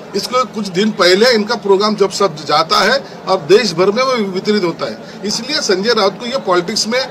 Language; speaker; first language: Hindi; non-native, local second language; Marathi